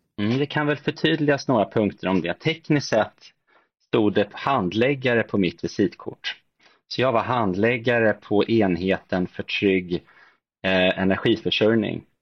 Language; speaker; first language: Swedish; native; Swedish